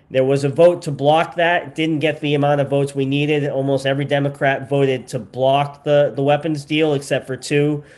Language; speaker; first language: English; native; English